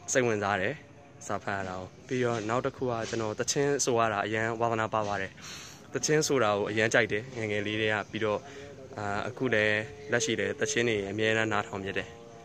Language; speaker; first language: Burmese; native; Burmese